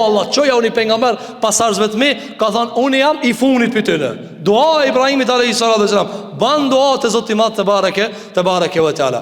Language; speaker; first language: Albanian; native; Albanian